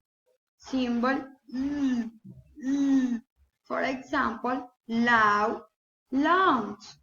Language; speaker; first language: English; non-native, learner; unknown